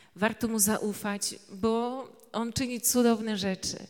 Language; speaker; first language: Polish; native; Polish